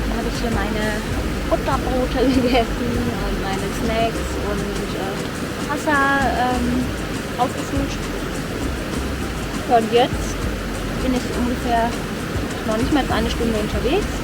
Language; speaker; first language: German; native; German